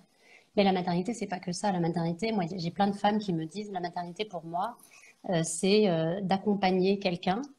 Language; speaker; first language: French; native; French